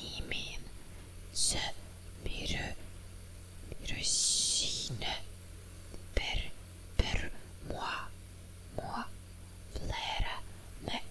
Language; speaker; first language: Albanian; non-native, learner; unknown